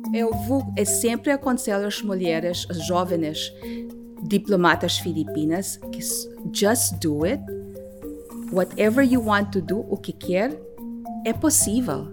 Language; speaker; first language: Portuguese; non-native, learner; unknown